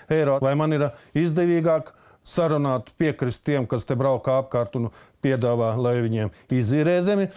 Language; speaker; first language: Latvian; native; Latvian